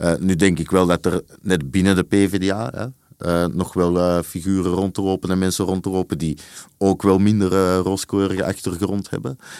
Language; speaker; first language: Dutch; native; Dutch